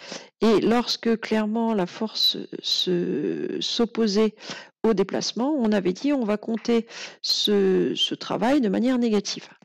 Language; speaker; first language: French; native; French